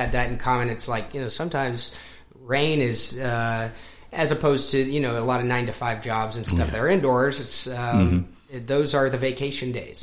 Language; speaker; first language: English; native; English